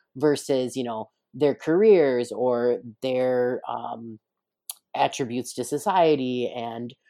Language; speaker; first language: English; native; English